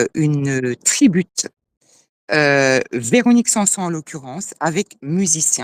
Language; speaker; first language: French; native; French